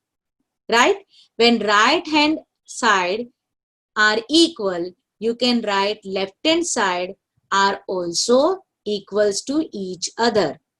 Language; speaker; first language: English; non-native, local second language; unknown